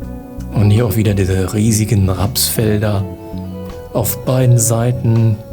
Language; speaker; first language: German; native; German